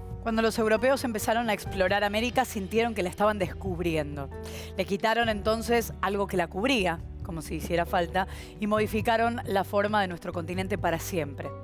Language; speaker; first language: Spanish; native; Spanish